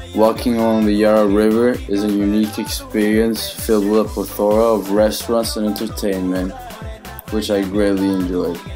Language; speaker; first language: English; non-native, fluent; Spanish